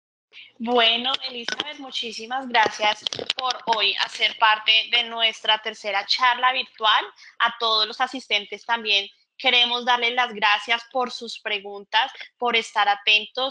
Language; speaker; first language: Spanish; native; Spanish